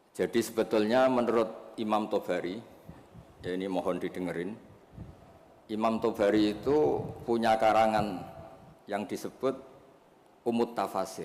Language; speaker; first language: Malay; non-native, local second language; Javanese